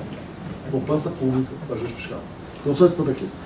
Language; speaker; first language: Portuguese; native; Portuguese